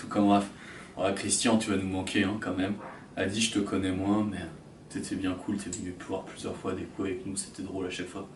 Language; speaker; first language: French; native; French